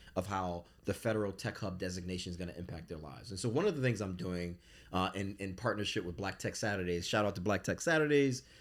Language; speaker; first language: English; native; English